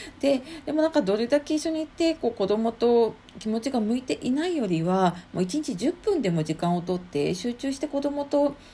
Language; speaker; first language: Japanese; native; Japanese